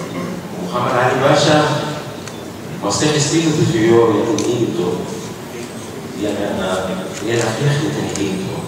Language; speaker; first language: Greek; non-native, learner; Arabic